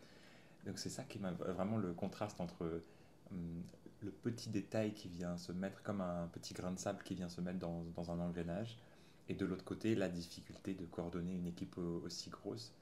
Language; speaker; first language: French; native; French